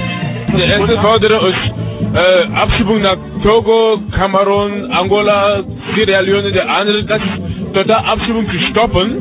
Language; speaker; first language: German; non-native, learner; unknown